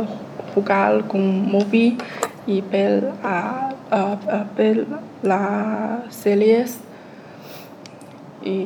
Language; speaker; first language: Spanish; non-native, learner; Chinese